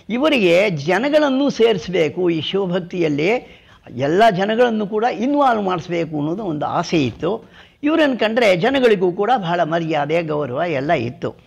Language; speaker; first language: Kannada; non-native, local second language; Tamil